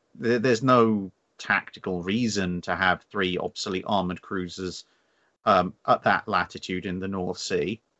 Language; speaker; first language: English; native; English